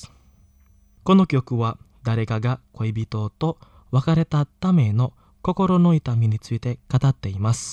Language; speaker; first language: Japanese; non-native, fluent; Indonesian